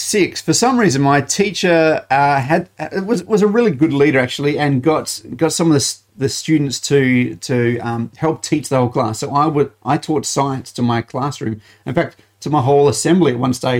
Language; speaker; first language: English; native; English